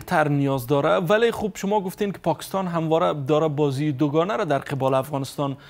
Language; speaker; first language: Persian; native; Persian